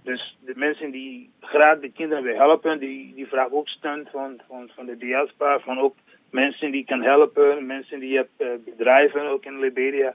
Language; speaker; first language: Dutch; non-native, learner; English